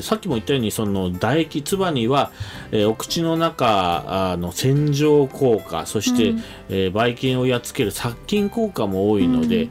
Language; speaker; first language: Japanese; native; Japanese